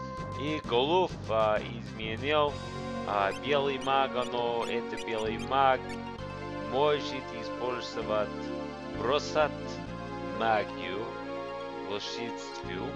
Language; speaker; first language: Russian; non-native, learner; English